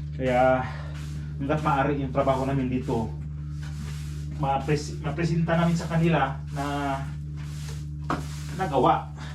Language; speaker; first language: Filipino; native; Filipino